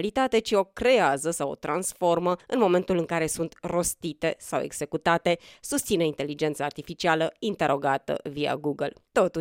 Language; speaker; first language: Romanian; native; Romanian